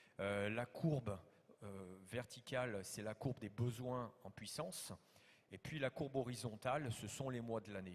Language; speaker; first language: French; native; French